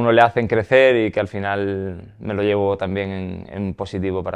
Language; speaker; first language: Spanish; native; Spanish